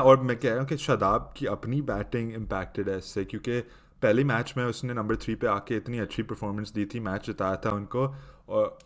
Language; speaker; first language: Urdu; native; Urdu